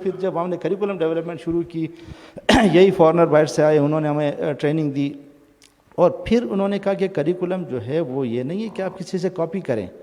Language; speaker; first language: Urdu; non-native, local second language; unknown